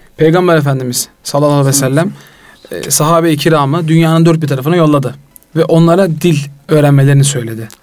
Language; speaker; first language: Turkish; native; Turkish